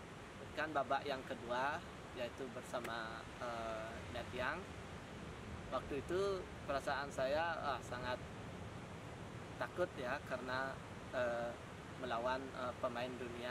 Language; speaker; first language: Indonesian; non-native, local second language; Balinese